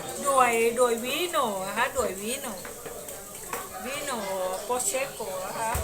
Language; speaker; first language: Italian; non-native, learner; Thai